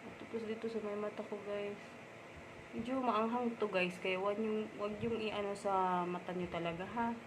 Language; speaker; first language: Filipino; non-native, local second language; Cebuano